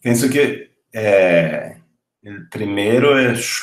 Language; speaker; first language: Spanish; non-native, learner; Portuguese